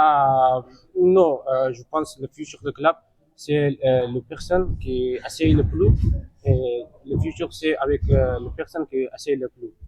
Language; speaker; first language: French; non-native, learner; Persian